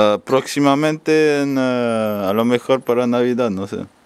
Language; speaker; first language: Spanish; early bilingual, heritage; Spanish